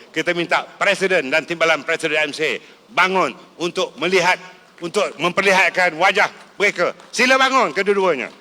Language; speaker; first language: Malay; native; Malay